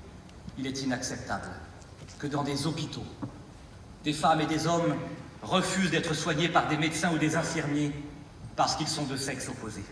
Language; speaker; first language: French; native; French